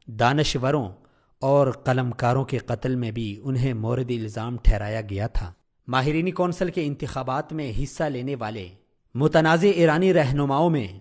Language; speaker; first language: Urdu; native; Urdu